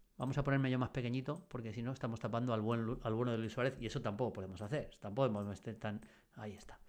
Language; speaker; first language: Spanish; native; Spanish